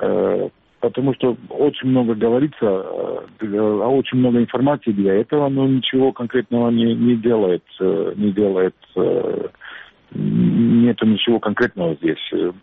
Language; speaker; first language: Russian; non-native, learner; Macedonian